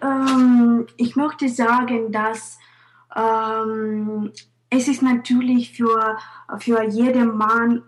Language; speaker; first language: German; non-native, fluent; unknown